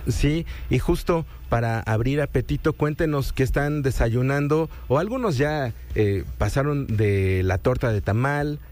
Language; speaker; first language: Spanish; native; Spanish